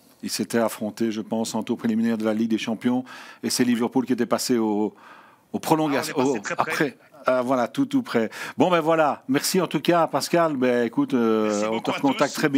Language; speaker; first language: French; native; French